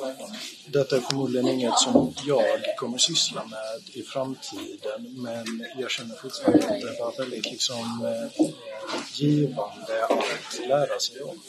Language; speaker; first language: Norwegian; non-native, learner; Swedish